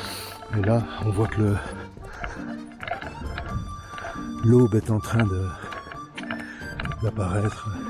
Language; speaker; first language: French; native; French